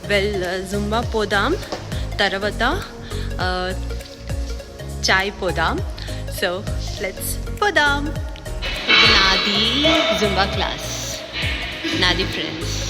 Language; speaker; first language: Telugu; non-native, local second language; Kannada